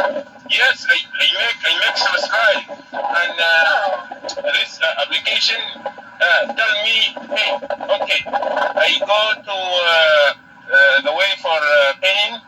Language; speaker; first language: English; non-native, learner; Arabic